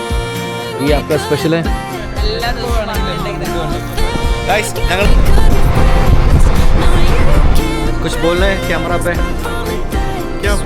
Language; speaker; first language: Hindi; non-native, learner; Malayalam